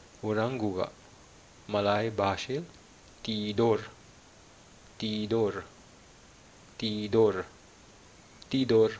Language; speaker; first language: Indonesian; non-native, fluent; Malayalam